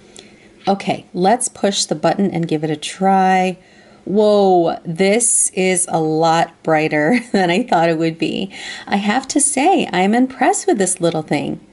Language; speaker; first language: English; native; English